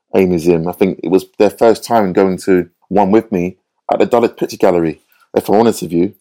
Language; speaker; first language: English; native; English